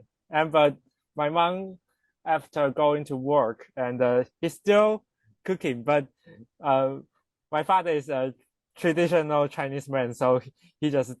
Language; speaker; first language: English; non-native, learner; Chinese